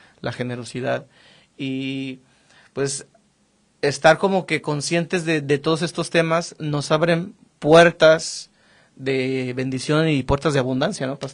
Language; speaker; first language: Spanish; native; Spanish